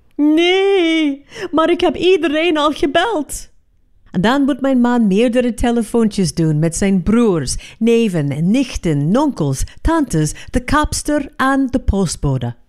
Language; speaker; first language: Dutch; non-native, fluent; English